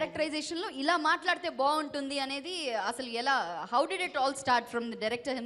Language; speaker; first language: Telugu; native; Telugu